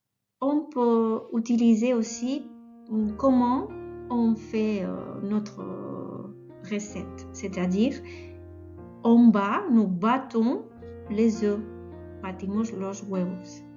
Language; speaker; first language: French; non-native, fluent; Catalan